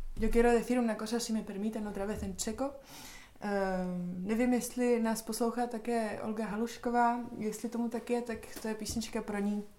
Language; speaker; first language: Spanish; non-native, fluent; Czech